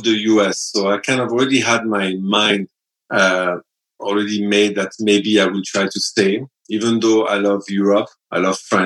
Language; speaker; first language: English; non-native, fluent; French